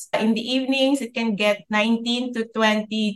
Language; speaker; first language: English; non-native, local second language; Filipino